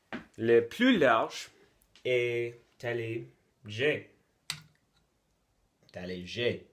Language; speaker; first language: French; non-native, learner; English